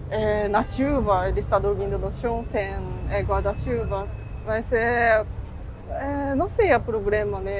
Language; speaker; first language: Portuguese; non-native, fluent; Japanese